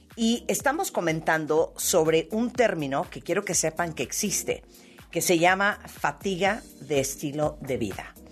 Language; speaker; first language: Spanish; native; Spanish